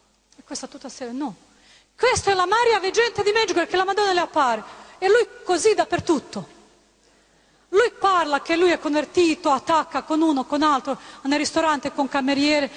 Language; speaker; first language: Italian; non-native, fluent; Croatian